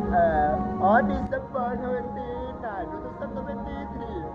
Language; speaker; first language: English; non-native, learner; Thai